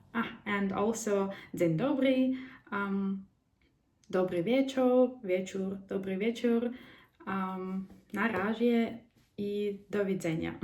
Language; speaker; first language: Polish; non-native, learner; Ukrainian